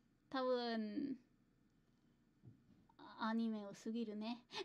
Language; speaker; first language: Japanese; non-native, learner; English